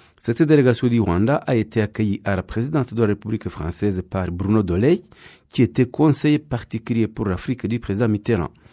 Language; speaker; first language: French; non-native, local second language; Kinyarwanda